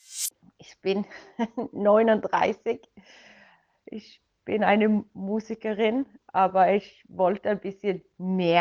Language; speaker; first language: German; non-native, fluent; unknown